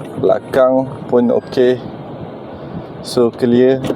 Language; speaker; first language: Malay; native; Malay